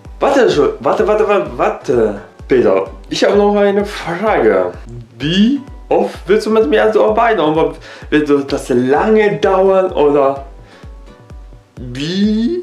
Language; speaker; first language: German; non-native, learner; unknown